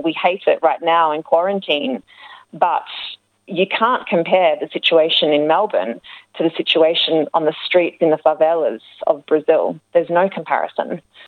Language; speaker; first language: English; native; English